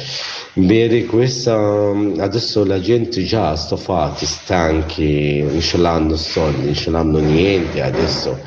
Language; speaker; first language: Italian; non-native, learner; Arabic